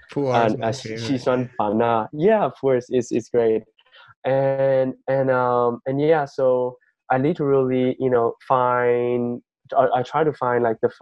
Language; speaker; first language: English; non-native, fluent; Chinese